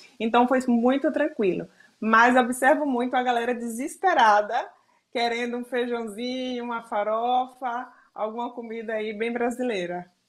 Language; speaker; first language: Portuguese; native; Portuguese